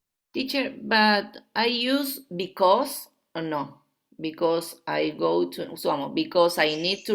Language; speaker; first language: English; non-native, learner; Spanish